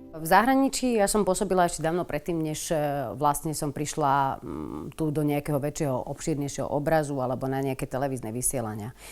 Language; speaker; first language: Slovak; native; Slovak